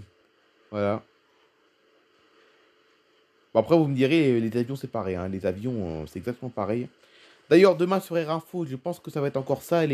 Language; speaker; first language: French; native; French